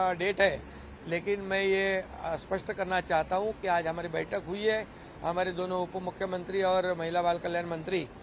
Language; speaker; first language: Hindi; non-native, local second language; Marathi